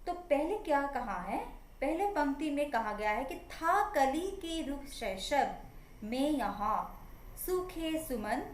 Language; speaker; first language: Hindi; non-native, local second language; Assamese